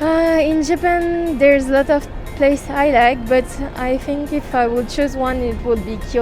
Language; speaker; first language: English; non-native, fluent; French